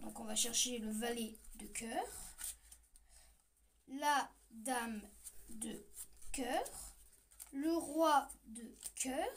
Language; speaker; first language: French; native; French